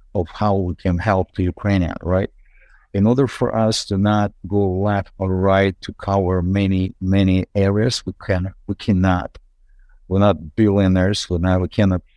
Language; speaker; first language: English; non-native, fluent; Ukrainian